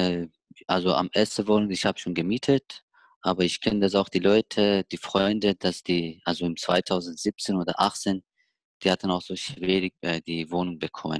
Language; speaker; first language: German; non-native, learner; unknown